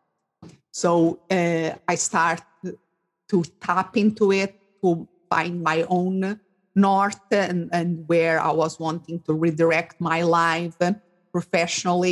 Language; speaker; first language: English; non-native, fluent; Portuguese